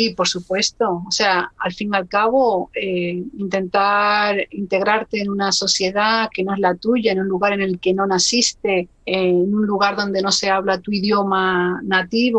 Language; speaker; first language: Spanish; native; Spanish